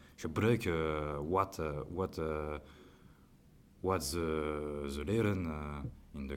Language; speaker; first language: Dutch; non-native, learner; French